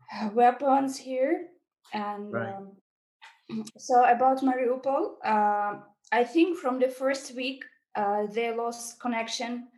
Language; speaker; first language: English; non-native, fluent; Ukrainian